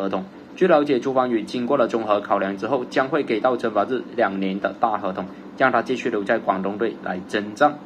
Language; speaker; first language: Chinese; native; Chinese